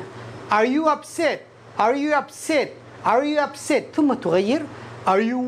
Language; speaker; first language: English; non-native, fluent; Arabic